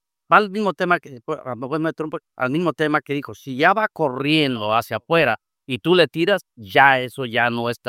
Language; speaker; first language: Spanish; native; Spanish